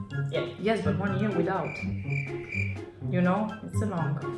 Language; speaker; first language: English; non-native, fluent; Italian